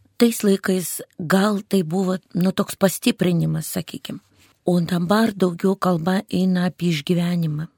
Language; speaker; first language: Lithuanian; non-native, fluent; Russian